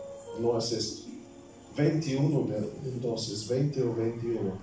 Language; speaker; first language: Spanish; non-native, fluent; Bulgarian